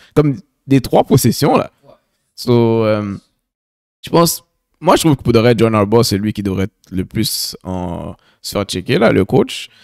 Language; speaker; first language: French; native; French